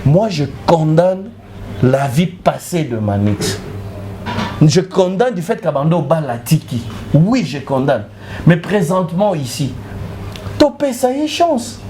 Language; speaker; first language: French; non-native, local second language; Lingala